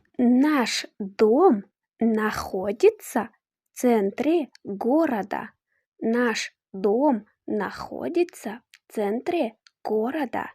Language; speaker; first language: Russian; non-native, fluent; Uzbek